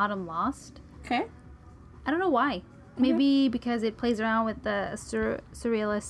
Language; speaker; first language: English; early bilingual, other home language; Spanish